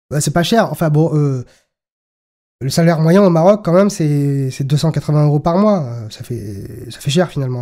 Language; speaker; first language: French; native; French